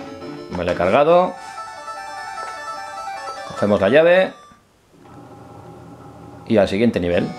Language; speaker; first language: Spanish; native; Spanish